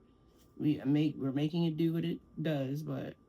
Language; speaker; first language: English; native; English